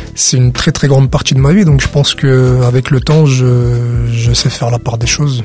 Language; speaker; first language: French; early bilingual, other home language; Arabic